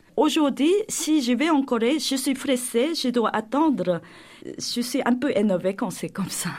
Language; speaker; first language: French; non-native, fluent; Korean